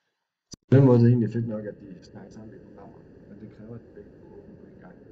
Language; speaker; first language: Danish; native; Danish